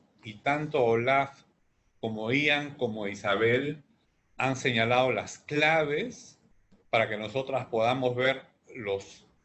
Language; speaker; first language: Spanish; native; Spanish